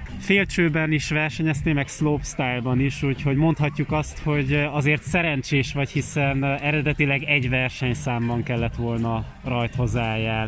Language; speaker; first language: Hungarian; native; Hungarian